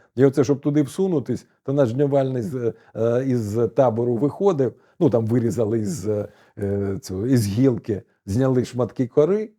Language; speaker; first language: Ukrainian; native; Ukrainian